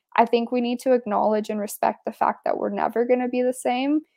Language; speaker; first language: English; native; English